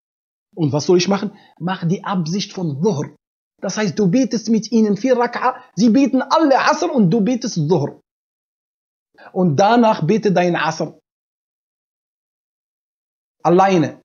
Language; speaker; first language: German; non-native, fluent; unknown